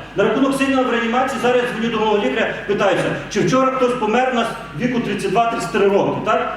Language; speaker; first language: Ukrainian; native; Ukrainian